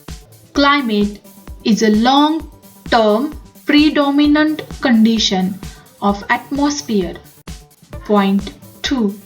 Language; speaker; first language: English; non-native, local second language; Marathi